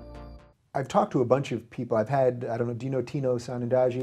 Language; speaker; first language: English; native; English